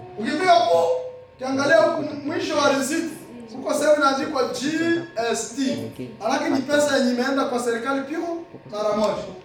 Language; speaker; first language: Swahili; non-native, local second language; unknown